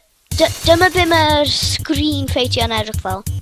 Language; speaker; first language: Welsh; non-native, local second language; English